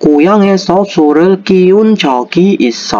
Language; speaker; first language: Korean; non-native, fluent; Indonesian